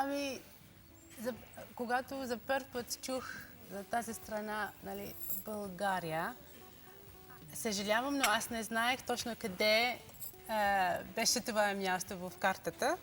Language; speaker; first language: Bulgarian; non-native, learner; English